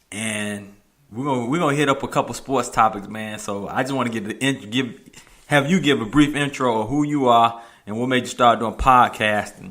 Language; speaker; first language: English; native; English